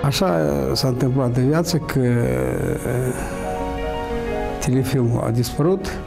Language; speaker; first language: Romanian; non-native, local second language; Russian